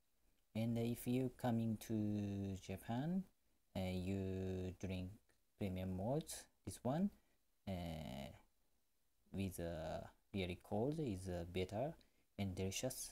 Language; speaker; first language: English; non-native, learner; Japanese